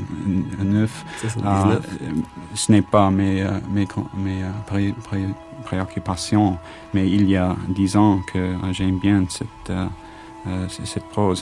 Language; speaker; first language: French; non-native, learner; English